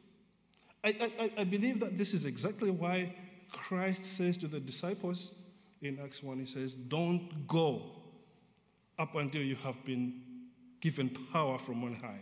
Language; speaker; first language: English; non-native, local second language; Nyanja